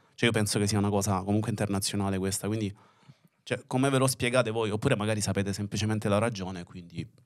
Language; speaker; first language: Italian; native; Italian